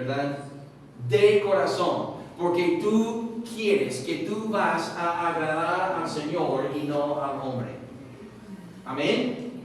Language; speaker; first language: Spanish; non-native, fluent; English